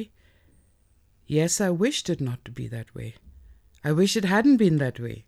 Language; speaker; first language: English; non-native, local second language; Nepali